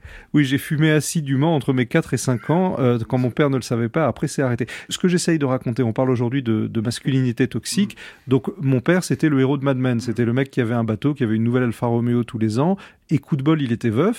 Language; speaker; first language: French; native; French